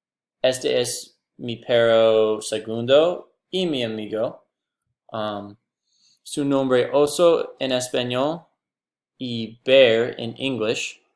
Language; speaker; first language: Spanish; non-native, learner; English